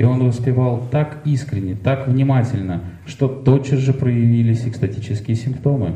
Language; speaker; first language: Russian; native; Russian